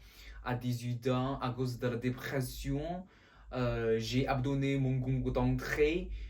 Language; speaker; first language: French; non-native, learner; Chinese